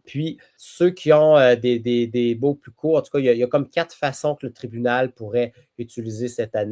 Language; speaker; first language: French; native; French